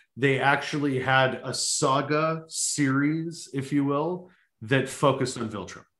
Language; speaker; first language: English; native; English